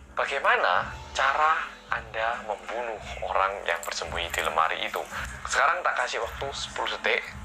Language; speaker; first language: Indonesian; non-native, fluent; Korean